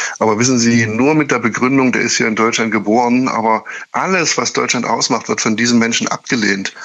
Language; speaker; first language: German; native; German